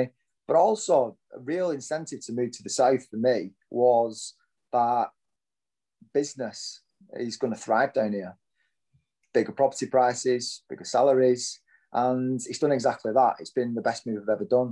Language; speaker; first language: English; native; English